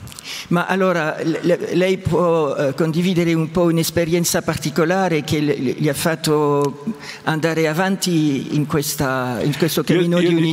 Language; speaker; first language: Italian; non-native, fluent; French